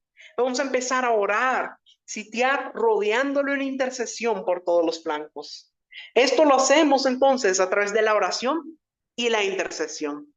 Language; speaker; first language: Spanish; native; Spanish